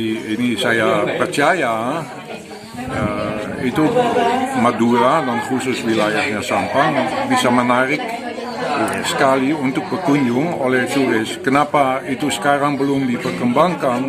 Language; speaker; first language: Indonesian; non-native, fluent; Dutch